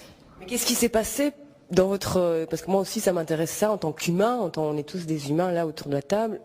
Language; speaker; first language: French; native; French